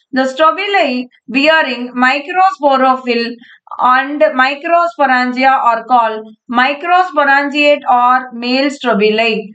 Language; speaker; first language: English; non-native, local second language; Tamil